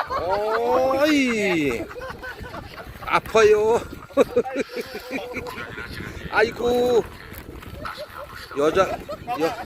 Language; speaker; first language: Korean; non-native, learner; Thai